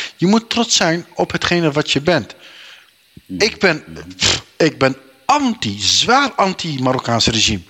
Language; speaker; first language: Dutch; native; Dutch